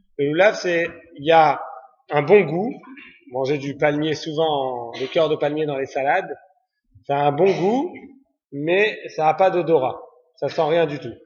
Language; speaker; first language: French; native; French